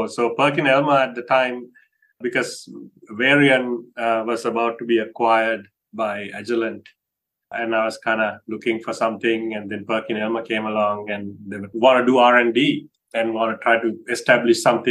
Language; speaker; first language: English; non-native, local second language; Sinhala